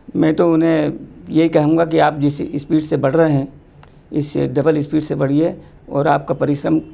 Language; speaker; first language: Hindi; native; Hindi